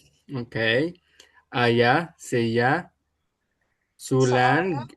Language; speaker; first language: Indonesian; non-native, learner; Arabic